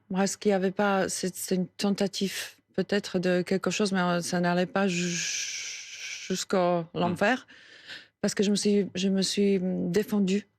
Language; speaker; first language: French; non-native, fluent; Slovak